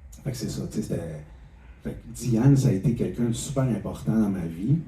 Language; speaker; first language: French; native; French